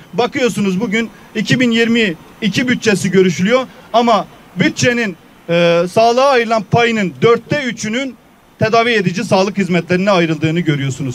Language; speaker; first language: Turkish; native; Turkish